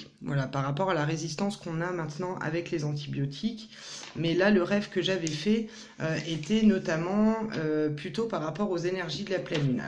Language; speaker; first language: French; native; French